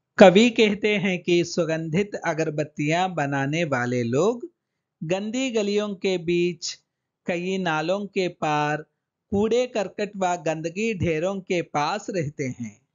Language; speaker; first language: Hindi; non-native, local second language; Telugu